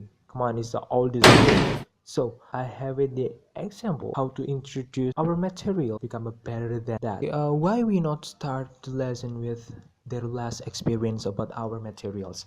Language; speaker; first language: English; non-native, learner; Indonesian